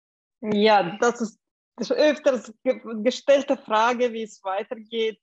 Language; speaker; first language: German; non-native, fluent; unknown